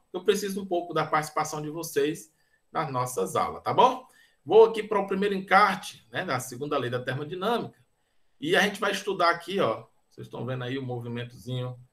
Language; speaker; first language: Portuguese; native; Portuguese